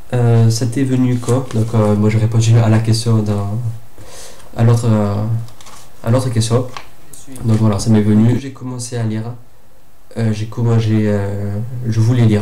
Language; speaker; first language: French; native; French